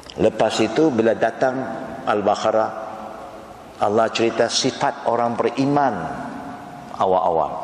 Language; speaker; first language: Malay; native; Malay